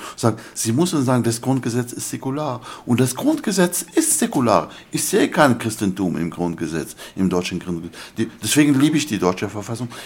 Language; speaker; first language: German; non-native, fluent; Arabic